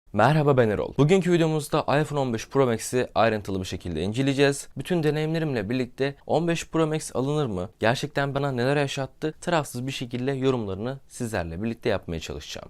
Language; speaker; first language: Turkish; native; Turkish